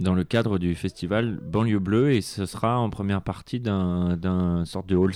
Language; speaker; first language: French; native; French